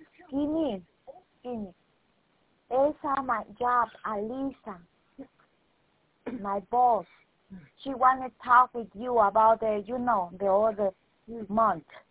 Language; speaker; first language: English; non-native, learner; Spanish